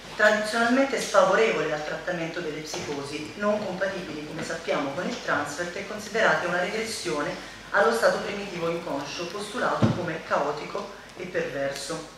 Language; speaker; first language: Italian; native; Italian